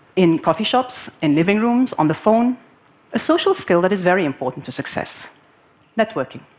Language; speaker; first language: English; non-native, fluent; Arabic